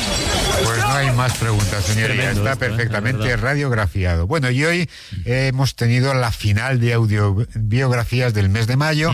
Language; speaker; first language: Spanish; native; Spanish